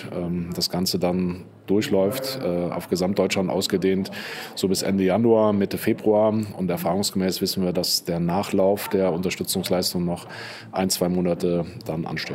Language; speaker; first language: German; native; German